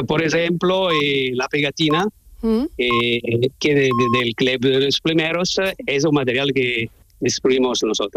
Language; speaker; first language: Spanish; non-native, learner; Italian